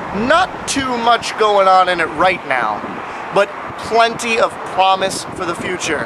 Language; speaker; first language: English; native; English